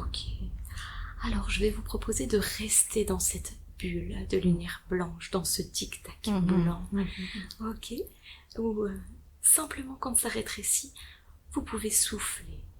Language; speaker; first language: French; native; French